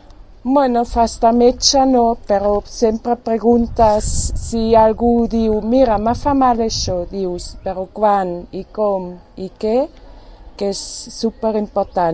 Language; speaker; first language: Catalan; non-native, fluent; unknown